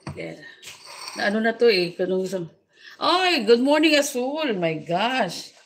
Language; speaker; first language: Filipino; non-native, local second language; Hiligaynon